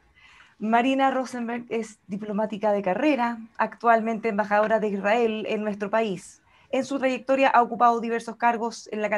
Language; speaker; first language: Spanish; native; Spanish